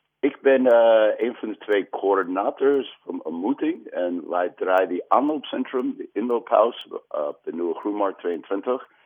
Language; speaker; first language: Dutch; non-native, fluent; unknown